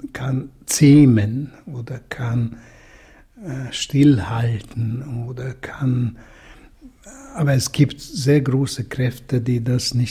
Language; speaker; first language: German; non-native, fluent; Russian